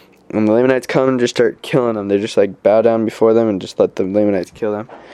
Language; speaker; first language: English; native; English